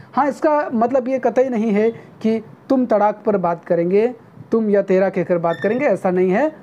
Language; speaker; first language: Hindi; non-native, local second language; Nepali